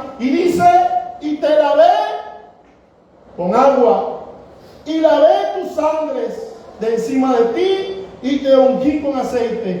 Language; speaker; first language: Spanish; native; Spanish